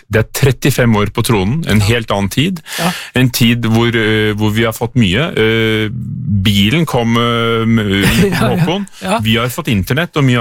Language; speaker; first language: Norwegian; native; Norwegian